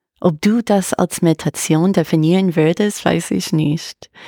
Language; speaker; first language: German; non-native, fluent; English